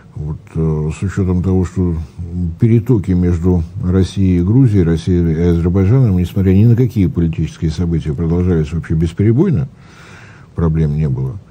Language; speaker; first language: Russian; native; Russian